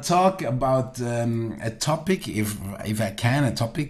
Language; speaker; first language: English; non-native, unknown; Italian